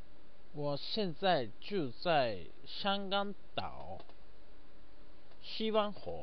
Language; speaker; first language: Chinese; non-native, learner; Japanese